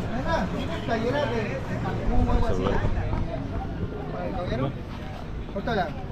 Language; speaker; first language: Spanish; native; Spanish